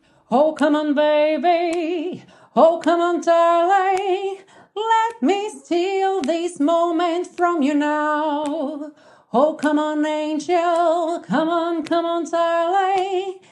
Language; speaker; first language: English; non-native, fluent; Portuguese